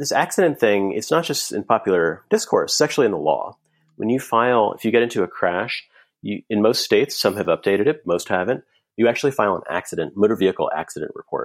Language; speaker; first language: English; native; English